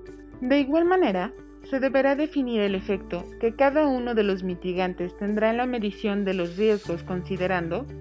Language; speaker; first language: Spanish; native; Spanish